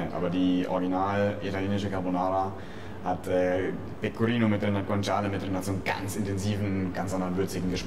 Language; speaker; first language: German; native; German